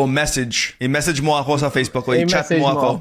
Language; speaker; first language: Filipino; non-native, fluent; English